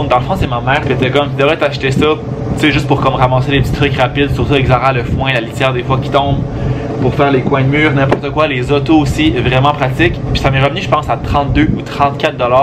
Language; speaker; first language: French; native; French